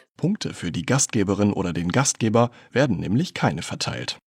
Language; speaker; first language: German; native; German